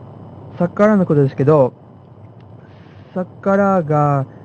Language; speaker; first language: Japanese; non-native, fluent; English